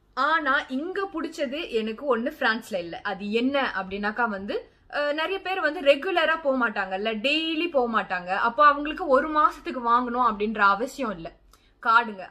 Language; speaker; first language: Tamil; early bilingual, heritage; Tamil